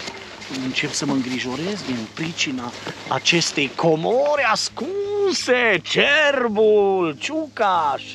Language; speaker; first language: Romanian; native; Romanian